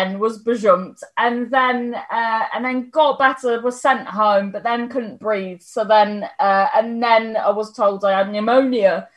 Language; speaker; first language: English; native; English